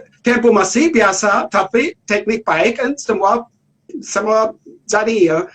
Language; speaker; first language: Indonesian; non-native, learner; German